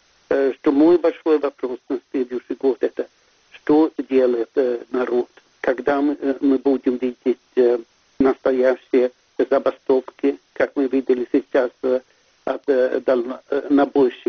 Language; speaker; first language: Russian; non-native, fluent; Swedish